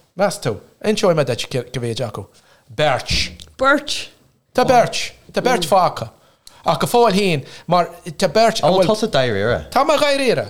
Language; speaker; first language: Irish; non-native, local second language; English